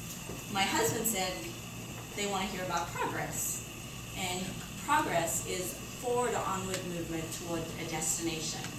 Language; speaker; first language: English; native; English